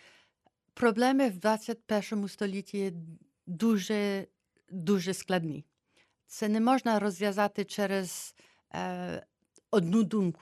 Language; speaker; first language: Ukrainian; early bilingual, heritage; Ukrainian